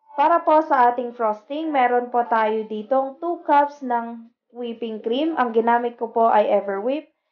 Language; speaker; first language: Filipino; native; Filipino